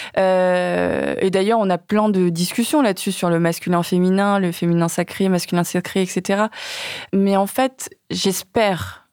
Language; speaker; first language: French; early bilingual, other home language; Vietnamese